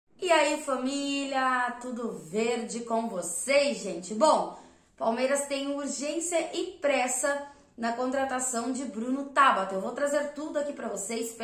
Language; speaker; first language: Portuguese; native; Portuguese